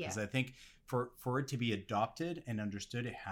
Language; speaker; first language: English; non-native, fluent; French